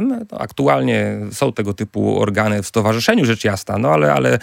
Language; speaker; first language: Polish; native; Polish